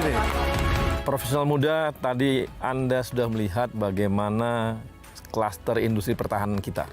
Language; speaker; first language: Indonesian; native; Indonesian